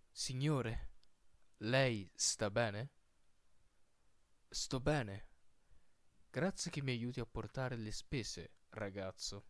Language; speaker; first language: Italian; non-native, fluent; Filipino